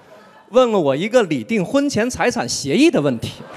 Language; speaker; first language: Chinese; native; Chinese